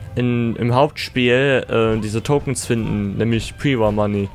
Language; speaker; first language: German; native; German